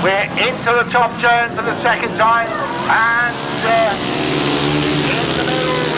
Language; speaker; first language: English; native; English